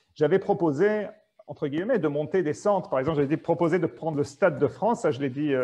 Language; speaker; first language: French; native; French